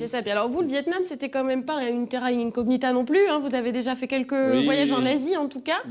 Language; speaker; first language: French; native; French